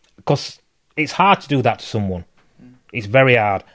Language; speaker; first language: English; native; English